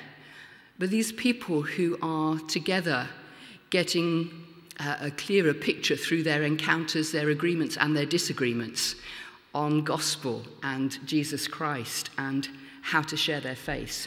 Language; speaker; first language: English; native; English